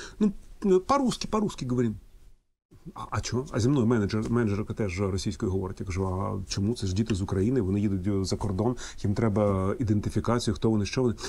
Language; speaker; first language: Ukrainian; non-native, local second language; Russian